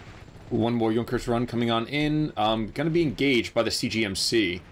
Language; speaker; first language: English; native; English